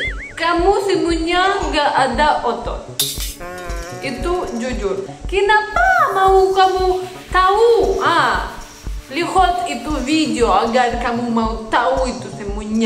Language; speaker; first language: Indonesian; non-native, learner; Russian